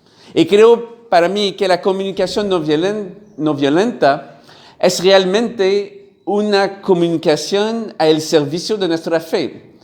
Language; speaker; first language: Spanish; non-native, learner; French